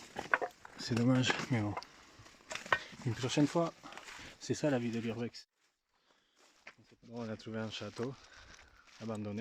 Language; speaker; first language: French; native; French